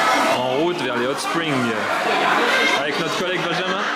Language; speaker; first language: French; native; French